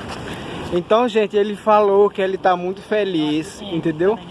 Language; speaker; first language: Portuguese; non-native, local second language; Ticuna